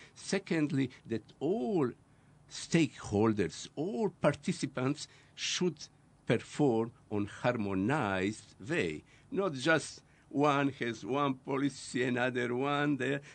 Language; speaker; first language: English; non-native, fluent; Croatian